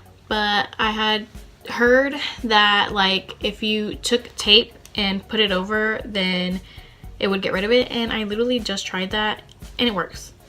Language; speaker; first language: English; native; English